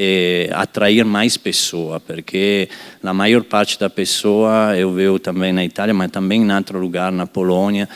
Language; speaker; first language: Portuguese; non-native, fluent; Italian